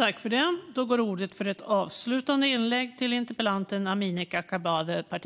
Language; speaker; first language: Swedish; native; Swedish